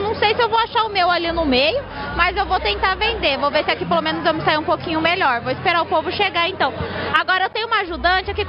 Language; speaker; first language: Portuguese; native; Portuguese